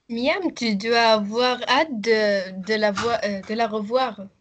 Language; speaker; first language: French; non-native, learner; Arabic